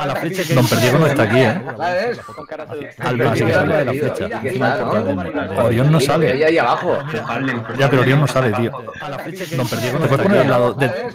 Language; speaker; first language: Spanish; native; Spanish